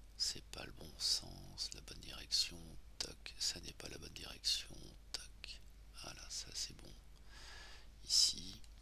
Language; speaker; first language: French; native; French